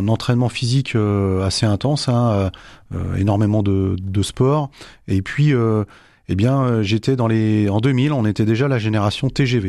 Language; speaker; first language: French; native; French